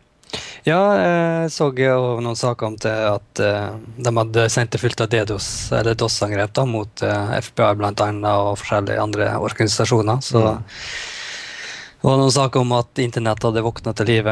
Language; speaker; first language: Norwegian; native; Norwegian